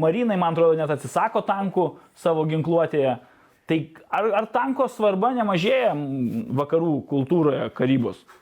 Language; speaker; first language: Lithuanian; native; Lithuanian